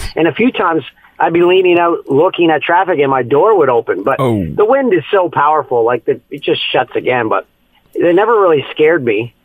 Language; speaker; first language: English; native; English